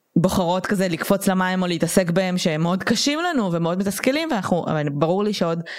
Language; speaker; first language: Hebrew; non-native, local second language; Russian